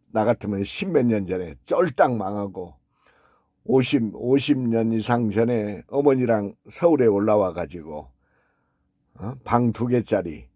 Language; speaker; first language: Korean; native; Korean